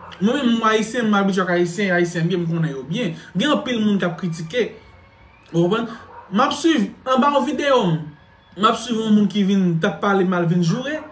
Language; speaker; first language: Haitian Creole; native; Haitian Creole